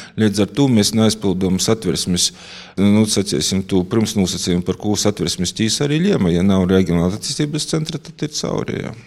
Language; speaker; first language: Latvian; native; Latvian